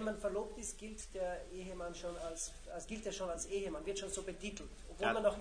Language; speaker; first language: German; native; German